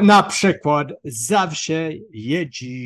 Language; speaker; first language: Polish; non-native, learner; English